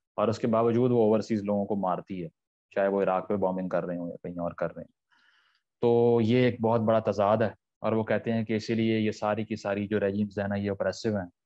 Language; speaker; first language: Urdu; native; Urdu